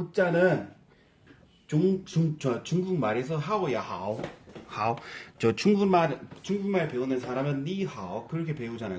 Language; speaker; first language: Korean; non-native, fluent; English